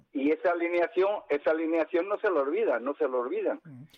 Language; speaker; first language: Spanish; native; Spanish